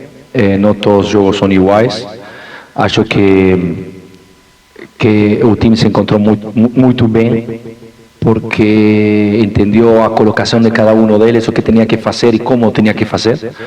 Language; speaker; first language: Portuguese; non-native, fluent; Spanish